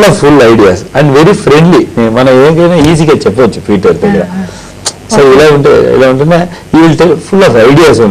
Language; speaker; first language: Telugu; non-native, learner; Tamil